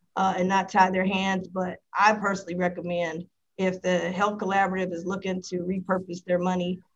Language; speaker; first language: English; native; English